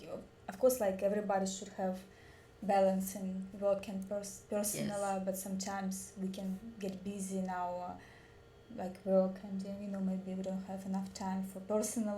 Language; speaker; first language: English; non-native, learner; Russian